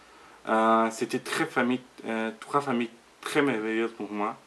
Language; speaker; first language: French; non-native, learner; Portuguese